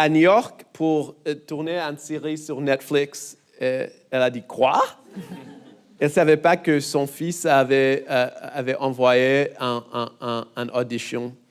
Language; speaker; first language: French; non-native, learner; English